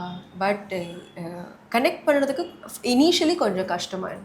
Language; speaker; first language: Tamil; early bilingual, heritage; Tamil